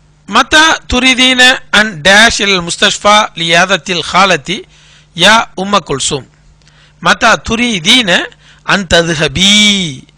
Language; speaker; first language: Arabic; non-native, fluent; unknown